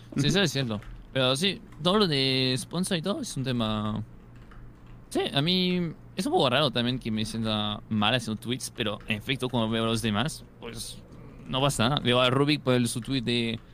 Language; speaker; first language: Spanish; non-native, fluent; French